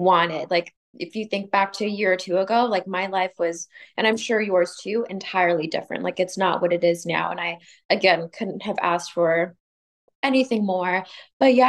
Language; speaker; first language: English; native; English